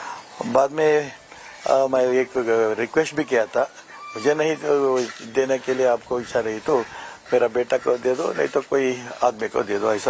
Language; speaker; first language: Hindi; non-native, local second language; Kannada